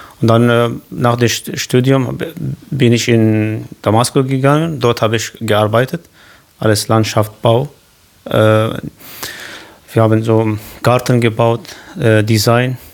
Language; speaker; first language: German; non-native, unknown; Kurdish